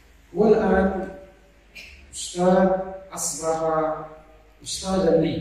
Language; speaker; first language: Arabic; non-native, fluent; Indonesian